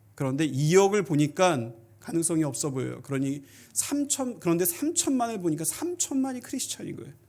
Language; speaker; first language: Korean; native; Korean